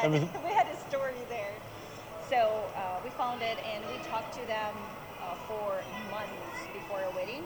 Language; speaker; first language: English; non-native, fluent; Ukrainian